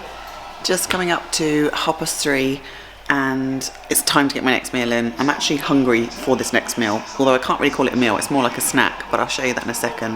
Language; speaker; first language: English; native; English